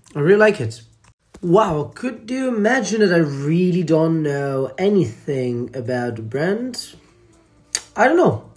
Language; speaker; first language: English; non-native, fluent; Italian